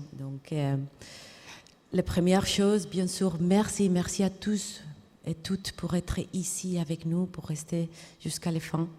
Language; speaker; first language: French; non-native, fluent; Spanish